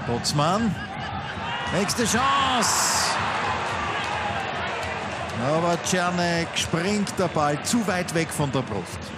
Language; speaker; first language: German; native; German